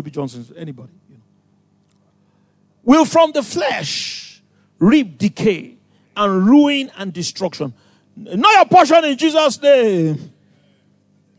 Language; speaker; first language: English; non-native, local second language; Yoruba